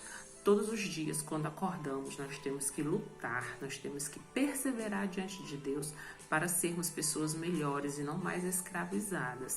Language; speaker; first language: Portuguese; native; Portuguese